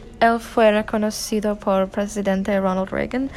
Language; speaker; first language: Spanish; non-native, learner; English